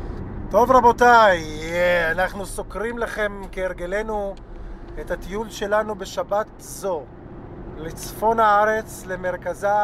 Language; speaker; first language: Hebrew; native; Hebrew